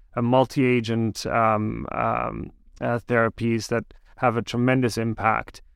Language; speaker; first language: English; early bilingual, other home language; German